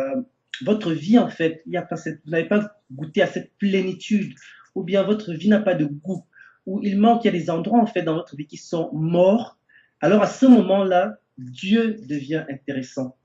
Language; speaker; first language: French; native; French